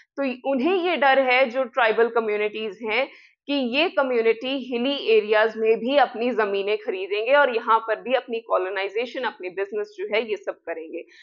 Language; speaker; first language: Hindi; non-native, local second language; Punjabi